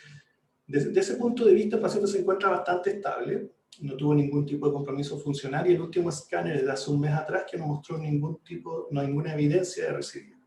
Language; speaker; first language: Spanish; native; Spanish